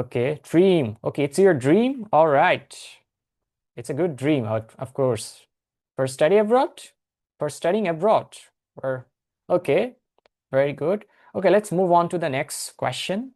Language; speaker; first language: English; non-native, fluent; Bangla